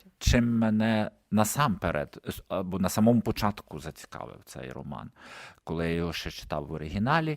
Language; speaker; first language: Ukrainian; native; Ukrainian